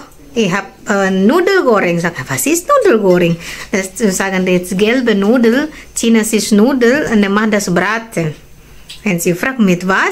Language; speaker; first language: German; non-native, learner; Indonesian